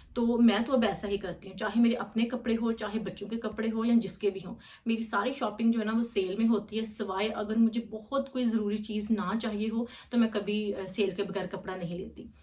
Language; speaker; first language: Urdu; native; Urdu